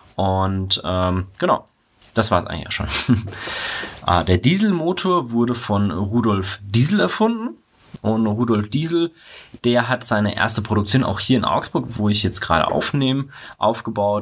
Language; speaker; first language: German; native; German